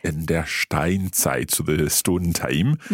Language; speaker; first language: German; non-native, learner; English